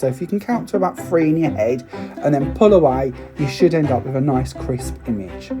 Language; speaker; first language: English; native; English